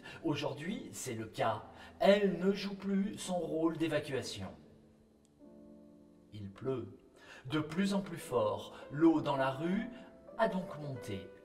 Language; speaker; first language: French; native; French